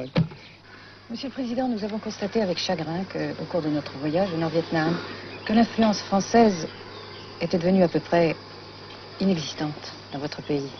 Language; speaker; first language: French; native; French